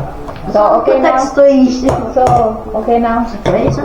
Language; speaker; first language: English; non-native, local second language; Filipino